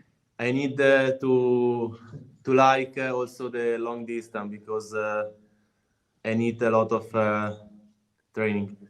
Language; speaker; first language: English; non-native, learner; Italian